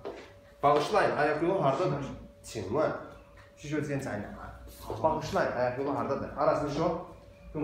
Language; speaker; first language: Chinese; non-native, fluent; Azerbaijani